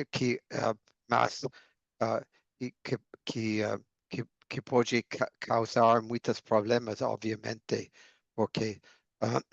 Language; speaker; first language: Portuguese; non-native, learner; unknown